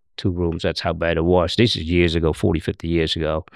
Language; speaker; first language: English; non-native, learner; Khmer